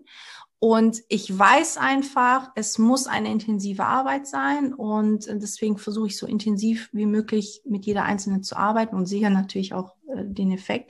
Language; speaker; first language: German; early bilingual, other home language; Portuguese